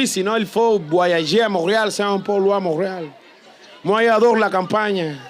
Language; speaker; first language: French; non-native, learner; Spanish